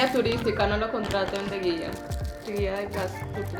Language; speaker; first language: Spanish; native; Spanish